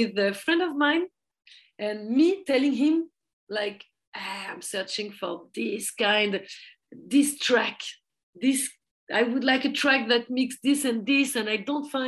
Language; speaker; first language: English; non-native, fluent; French